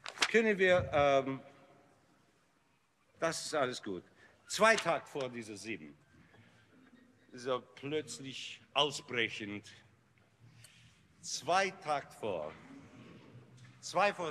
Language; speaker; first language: German; non-native, learner; English